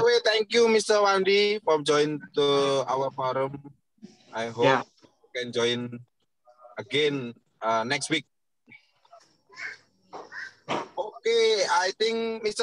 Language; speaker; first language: English; non-native, learner; Indonesian